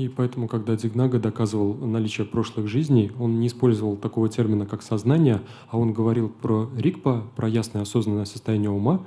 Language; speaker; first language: Russian; native; Russian